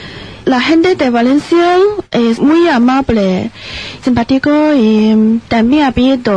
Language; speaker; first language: Spanish; non-native, learner; Chinese